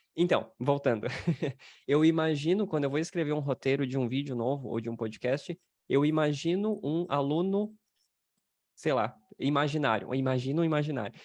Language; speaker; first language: Portuguese; native; Portuguese